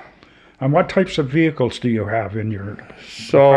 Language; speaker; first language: English; native; English